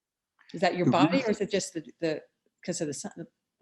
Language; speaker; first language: English; native; English